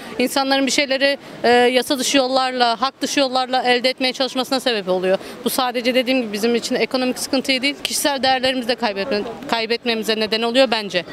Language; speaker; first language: Turkish; early bilingual, heritage; Turkish